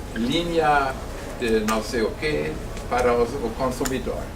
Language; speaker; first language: Portuguese; non-native, fluent; German